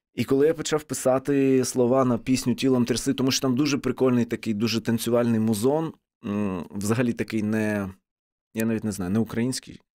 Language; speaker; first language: Ukrainian; non-native, local second language; Russian